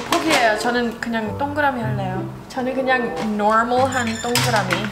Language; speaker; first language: Korean; early bilingual, heritage; English